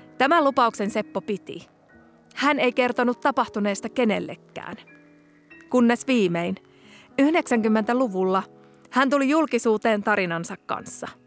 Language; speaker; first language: Finnish; native; Finnish